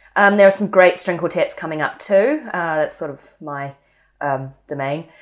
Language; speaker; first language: English; native; English